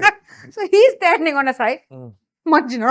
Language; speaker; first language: English; non-native, local second language; Sinhala